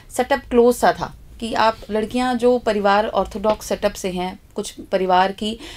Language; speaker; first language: Hindi; native; Hindi